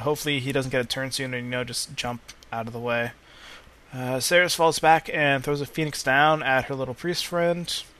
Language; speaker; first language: English; native; English